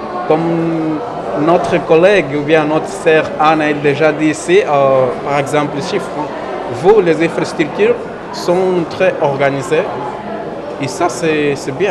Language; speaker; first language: French; non-native, fluent; Portuguese